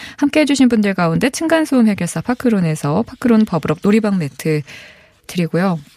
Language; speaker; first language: Korean; native; Korean